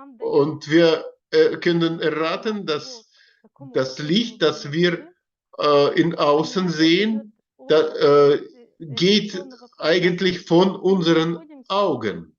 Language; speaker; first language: German; non-native, learner; Russian